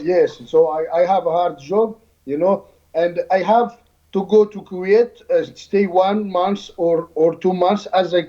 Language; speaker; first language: English; non-native, learner; Arabic